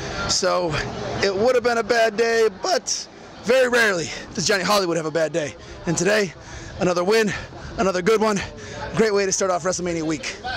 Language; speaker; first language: English; native; English